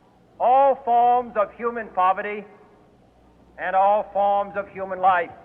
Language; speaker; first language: English; native; English